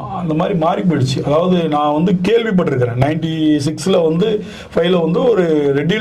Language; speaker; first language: Tamil; native; Tamil